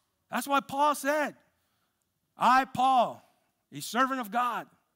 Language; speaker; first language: English; early bilingual, other home language; Spanish